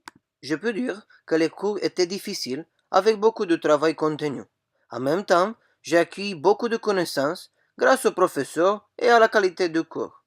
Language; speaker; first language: French; non-native, fluent; Romanian